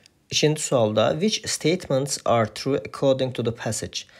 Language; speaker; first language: English; non-native, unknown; Azerbaijani